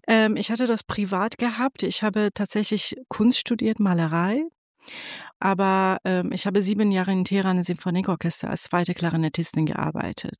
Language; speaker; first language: German; non-native, fluent; Persian